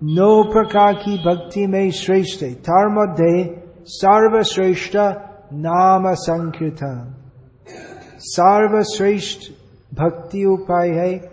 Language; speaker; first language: Hindi; non-native, fluent; English